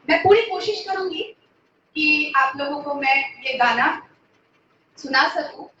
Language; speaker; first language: Hindi; non-native, local second language; Bangla